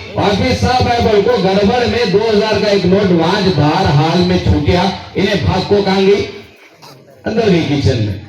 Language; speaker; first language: Urdu; native; Urdu